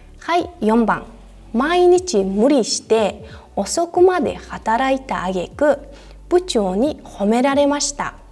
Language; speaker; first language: Japanese; non-native, fluent; Mongolian